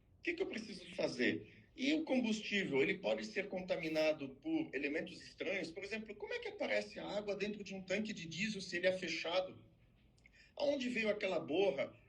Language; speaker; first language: Portuguese; non-native, fluent; French